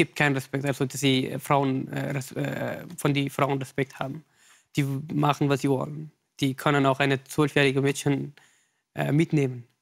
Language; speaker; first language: German; non-native, learner; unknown